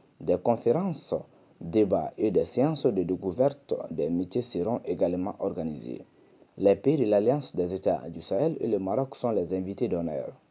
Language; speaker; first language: French; non-native, local second language; Bambara